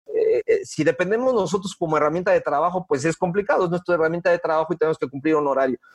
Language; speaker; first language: Spanish; native; Spanish